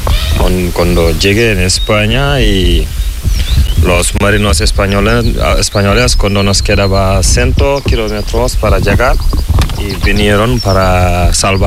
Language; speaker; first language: Spanish; non-native, learner; Fula